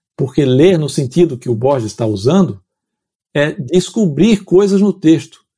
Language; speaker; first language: Portuguese; native; Portuguese